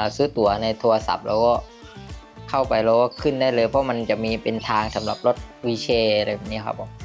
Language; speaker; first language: Thai; native; Thai